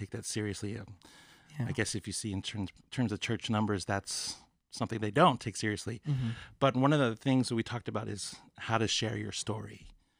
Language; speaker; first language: English; native; English